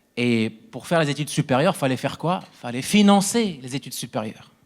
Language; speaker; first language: French; non-native, local second language; Arabic